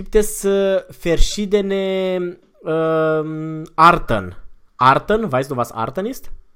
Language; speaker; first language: German; non-native, fluent; Romanian